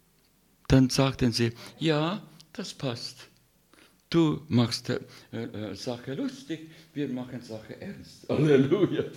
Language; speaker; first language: German; non-native, fluent; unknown